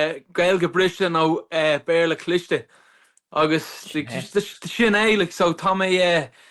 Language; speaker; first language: Irish; non-native, local second language; English